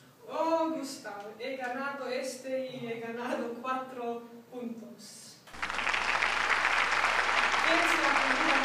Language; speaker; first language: Spanish; non-native, learner; Swedish